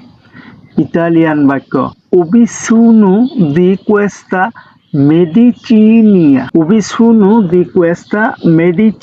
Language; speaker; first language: Italian; non-native, learner; Bangla